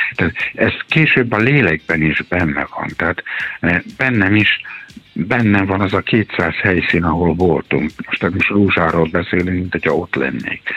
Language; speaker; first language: Hungarian; native; Hungarian